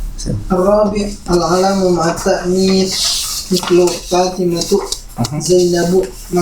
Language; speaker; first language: Arabic; non-native, learner; Indonesian